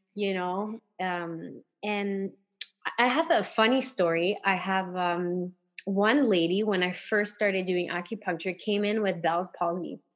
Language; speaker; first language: English; non-native, fluent; French